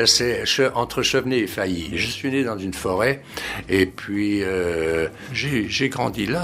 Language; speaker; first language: French; native; French